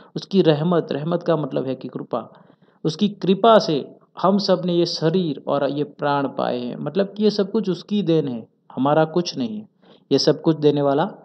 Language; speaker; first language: Hindi; non-native, local second language; Gujarati